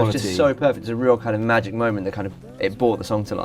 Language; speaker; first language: English; native; English